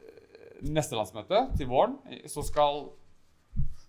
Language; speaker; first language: Norwegian; native; Norwegian